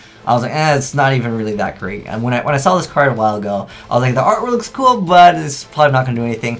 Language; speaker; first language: English; native; English